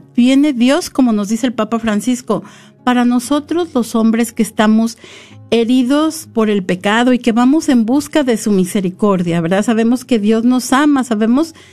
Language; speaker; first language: Spanish; native; Spanish